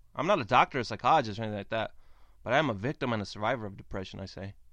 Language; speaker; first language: English; early bilingual, other home language; Spanish